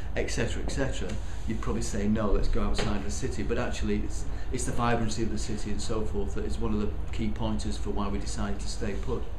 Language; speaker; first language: English; native; English